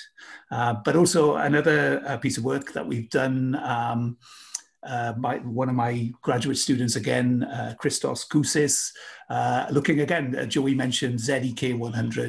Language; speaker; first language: English; native; English